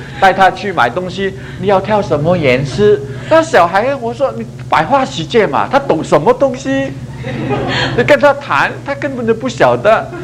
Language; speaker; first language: Chinese; non-native, local second language; Cantonese